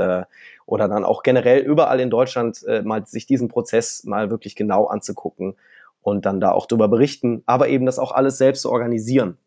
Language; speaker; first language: German; native; German